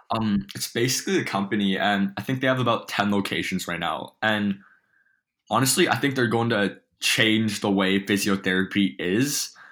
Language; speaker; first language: English; early bilingual, other home language; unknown